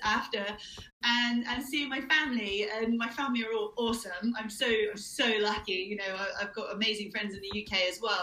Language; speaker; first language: English; native; English